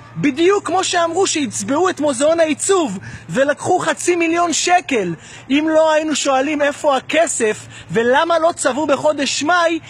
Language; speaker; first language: Hebrew; native; Hebrew